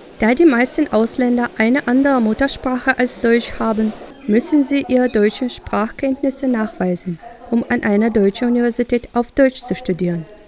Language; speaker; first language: German; native; German